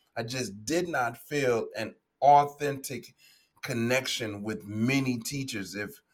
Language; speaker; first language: English; native; English